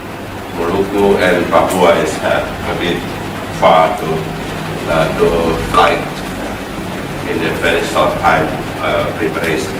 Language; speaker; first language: English; non-native, fluent; Indonesian